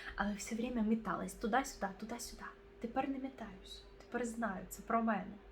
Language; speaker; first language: Ukrainian; non-native, local second language; Russian